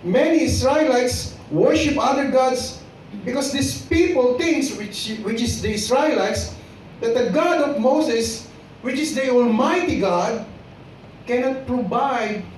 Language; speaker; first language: English; non-native, local second language; Filipino